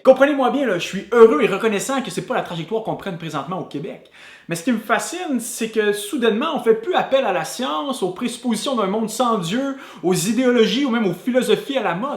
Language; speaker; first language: French; native; French